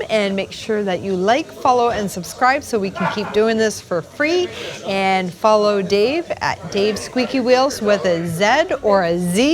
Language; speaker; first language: English; native; English